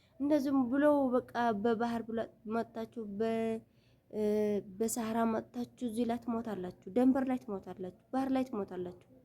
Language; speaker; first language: Amharic; non-native, local second language; Tigrinya